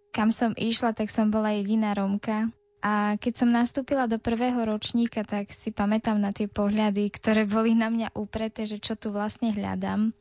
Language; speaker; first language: Slovak; native; Slovak